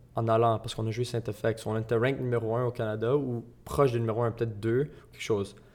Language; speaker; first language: French; native; French